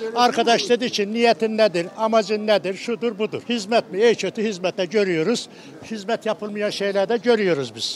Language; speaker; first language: Turkish; native; Turkish